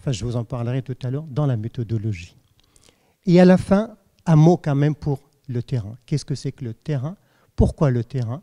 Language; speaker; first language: French; non-native, fluent; Arabic